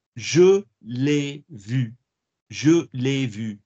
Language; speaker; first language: French; non-native, fluent; English